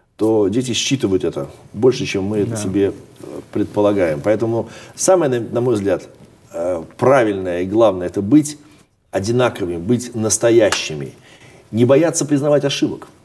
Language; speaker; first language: Russian; native; Russian